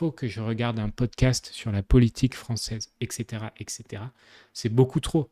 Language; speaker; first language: French; native; French